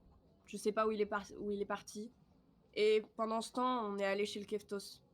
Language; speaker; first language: French; native; French